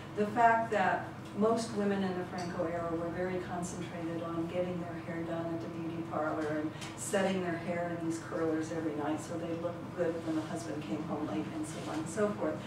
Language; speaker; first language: English; native; English